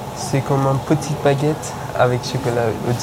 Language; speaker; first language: French; non-native, learner; Persian